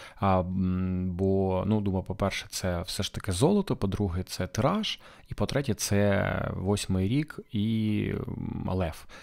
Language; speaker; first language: Ukrainian; non-native, local second language; Russian